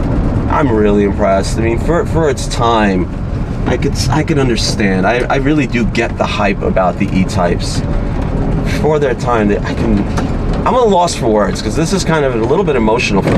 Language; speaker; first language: English; native; English